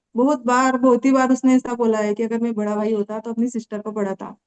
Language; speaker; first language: Hindi; non-native, local second language; Marathi